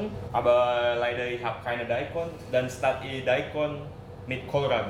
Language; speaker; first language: German; non-native, learner; Indonesian